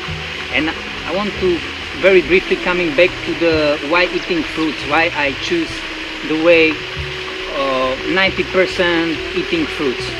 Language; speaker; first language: English; non-native, fluent; Slovak